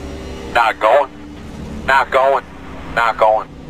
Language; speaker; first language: English; native; English